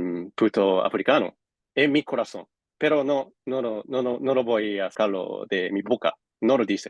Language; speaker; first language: Spanish; non-native, fluent; Japanese